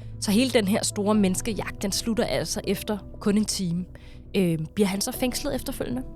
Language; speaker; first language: Danish; native; Danish